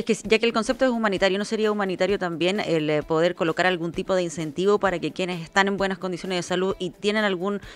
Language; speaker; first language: Spanish; native; Spanish